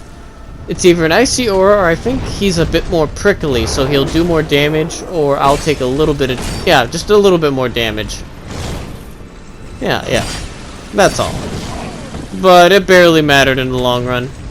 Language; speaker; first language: English; native; English